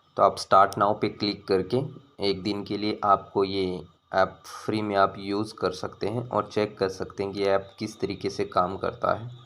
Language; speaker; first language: Hindi; native; Hindi